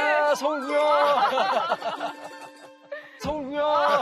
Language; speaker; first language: Korean; native; Korean